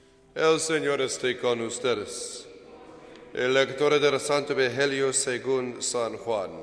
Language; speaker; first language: Spanish; non-native, fluent; English